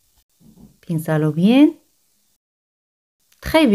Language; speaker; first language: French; non-native, fluent; Spanish